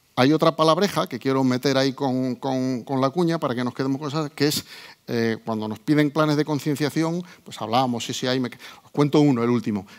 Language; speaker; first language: Spanish; native; Spanish